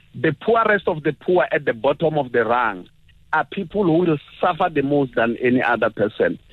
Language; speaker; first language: English; non-native, local second language; Tsonga